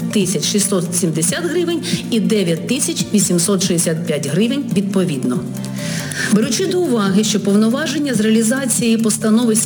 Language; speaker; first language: Ukrainian; native; Ukrainian